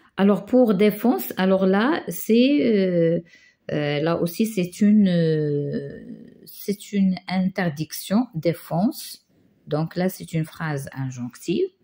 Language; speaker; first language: French; non-native, local second language; Arabic